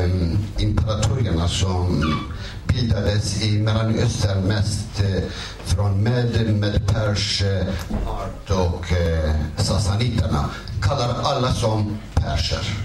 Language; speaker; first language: Swedish; non-native, fluent; Kurdish